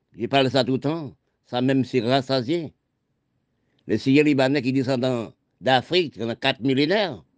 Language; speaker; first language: French; non-native, local second language; Haitian Creole